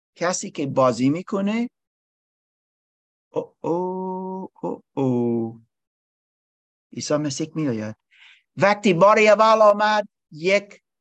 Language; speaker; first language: Persian; non-native, learner; English